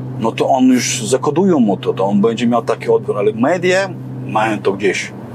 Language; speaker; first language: Polish; non-native, fluent; Chechen